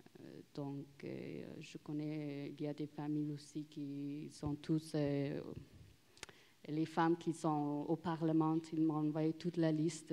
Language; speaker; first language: French; non-native, learner; Persian